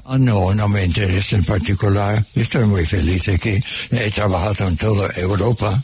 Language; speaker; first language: Spanish; non-native, fluent; English